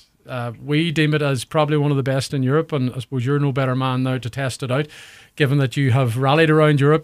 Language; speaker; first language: English; native; English